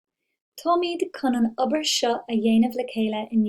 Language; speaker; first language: Irish; non-native, local second language; English